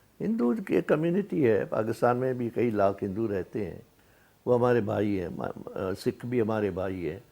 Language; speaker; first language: Urdu; non-native, local second language; Sindhi